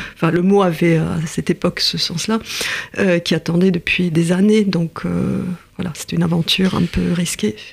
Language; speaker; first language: French; non-native, fluent; Russian